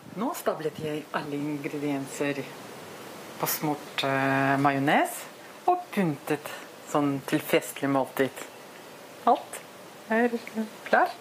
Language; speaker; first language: Norwegian; non-native, learner; Russian